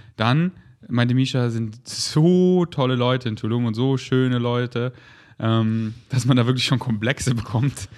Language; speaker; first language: German; native; German